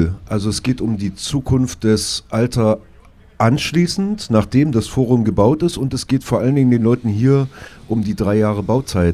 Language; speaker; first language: German; native; German